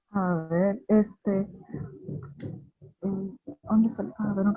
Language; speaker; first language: Spanish; native; Spanish